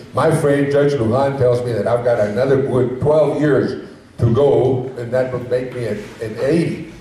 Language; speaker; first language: English; early bilingual, other home language; Spanish